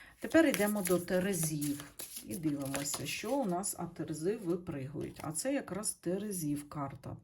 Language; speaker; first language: Ukrainian; non-native, local second language; Russian